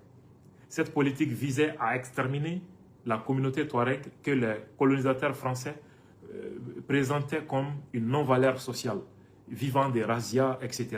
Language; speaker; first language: French; non-native, local second language; Bambara